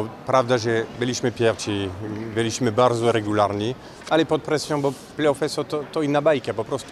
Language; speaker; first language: Polish; non-native, fluent; French